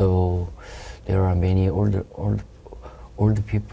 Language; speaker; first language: English; non-native, learner; Korean